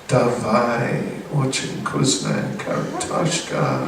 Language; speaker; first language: Russian; non-native, learner; English